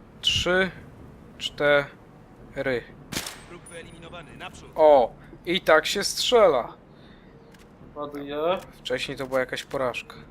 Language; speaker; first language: Polish; native; Polish